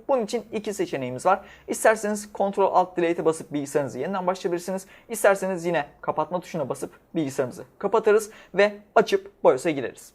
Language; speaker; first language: Turkish; native; Turkish